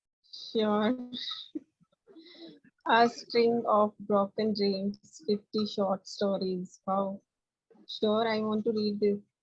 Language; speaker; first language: English; non-native, learner; Hindi